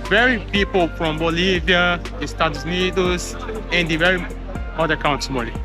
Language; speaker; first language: English; non-native, learner; Portuguese